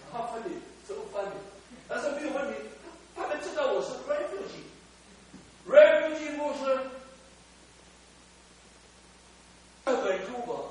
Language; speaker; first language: Chinese; early bilingual, heritage; Cantonese